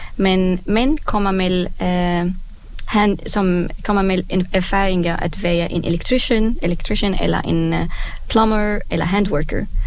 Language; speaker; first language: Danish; non-native, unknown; Arabic